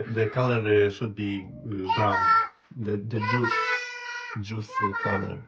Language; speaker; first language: English; non-native, learner; Romanian